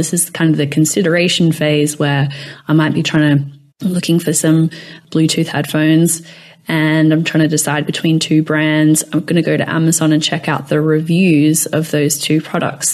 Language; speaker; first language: English; native; English